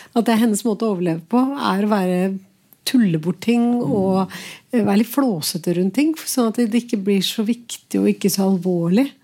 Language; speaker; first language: Norwegian; early bilingual, other home language; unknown